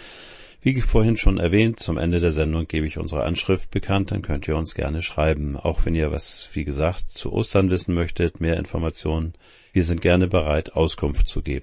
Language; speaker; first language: German; native; German